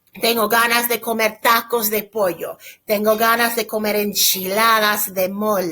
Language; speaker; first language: Spanish; non-native, fluent; English